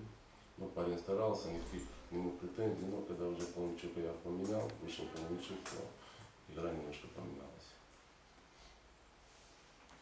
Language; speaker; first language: Russian; native; Russian